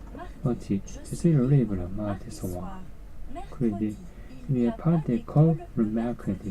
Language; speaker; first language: French; non-native, learner; Japanese